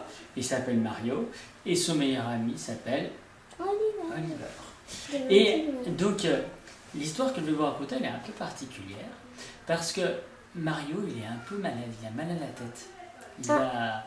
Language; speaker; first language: French; native; French